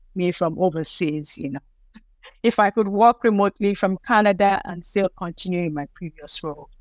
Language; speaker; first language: English; non-native, local second language; Yoruba